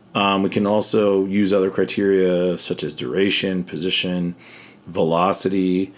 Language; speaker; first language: English; native; English